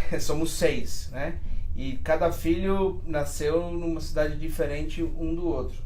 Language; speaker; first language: Portuguese; early bilingual, other home language; Spanish